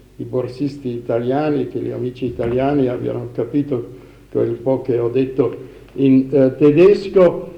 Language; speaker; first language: Italian; non-native, fluent; German